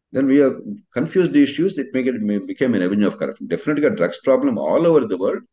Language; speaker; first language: English; non-native, local second language; Telugu